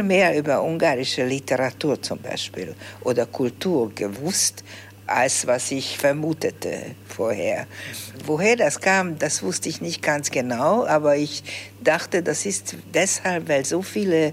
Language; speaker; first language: German; early bilingual, heritage; Hungarian